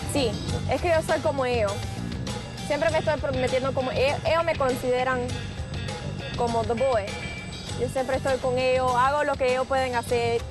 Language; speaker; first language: Spanish; early bilingual, heritage; Spanish